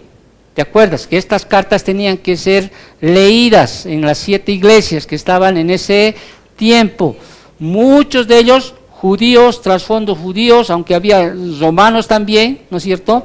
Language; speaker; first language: Spanish; native; Spanish